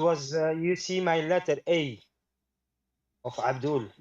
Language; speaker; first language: English; non-native, fluent; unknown